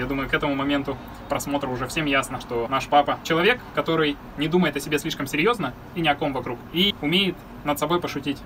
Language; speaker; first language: Russian; native; Russian